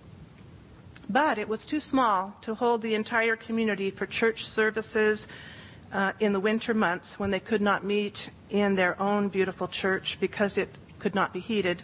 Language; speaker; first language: English; native; English